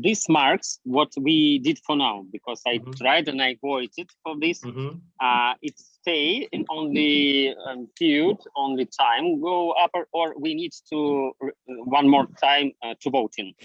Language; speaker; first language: English; non-native, learner; Russian